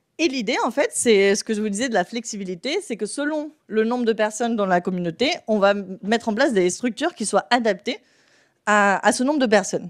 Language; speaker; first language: French; non-native, fluent; Spanish